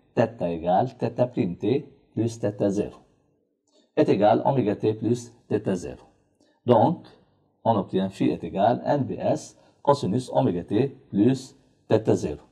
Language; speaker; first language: French; non-native, local second language; Arabic